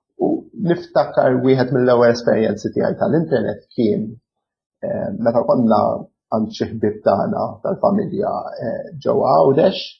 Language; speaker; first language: Maltese; early bilingual, other home language; English